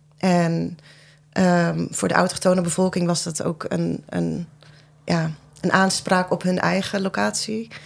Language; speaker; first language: Dutch; early bilingual, other home language; Persian